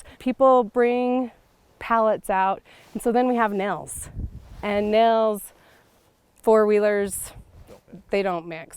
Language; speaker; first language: English; native; English